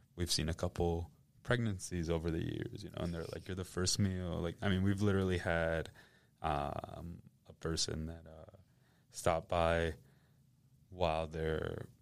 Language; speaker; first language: English; native; English